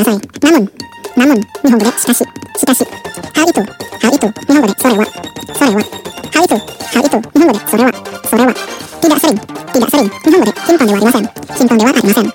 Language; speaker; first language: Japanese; non-native, fluent; Indonesian